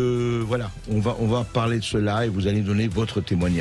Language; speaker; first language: French; native; French